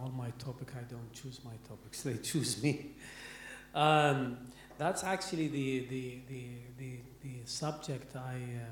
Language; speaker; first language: English; non-native, learner; Arabic